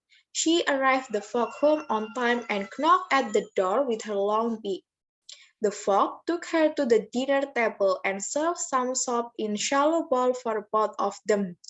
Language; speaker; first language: English; non-native, learner; Indonesian